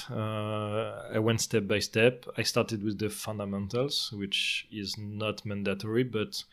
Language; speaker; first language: English; non-native, fluent; French